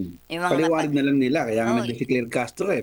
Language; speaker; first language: Filipino; native; Filipino